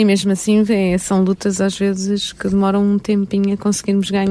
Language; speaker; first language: Portuguese; native; Portuguese